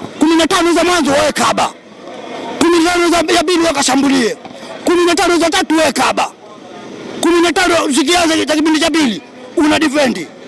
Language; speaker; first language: Swahili; native; Swahili